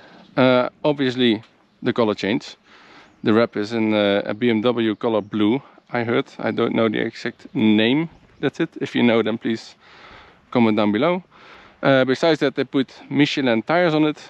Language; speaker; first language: English; non-native, fluent; Dutch